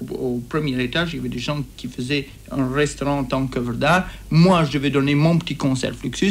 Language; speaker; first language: French; native; French